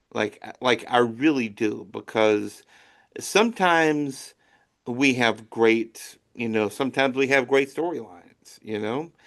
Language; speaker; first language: English; native; English